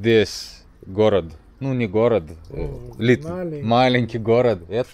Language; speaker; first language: Russian; non-native, learner; Lithuanian